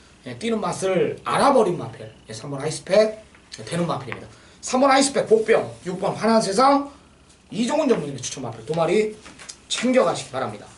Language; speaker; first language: Korean; native; Korean